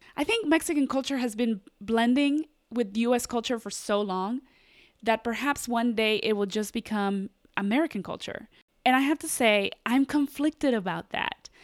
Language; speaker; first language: English; early bilingual, other home language; Spanish